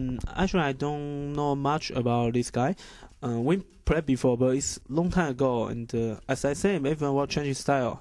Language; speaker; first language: English; non-native, learner; Chinese